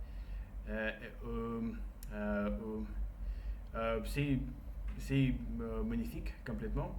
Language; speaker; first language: French; non-native, learner; Russian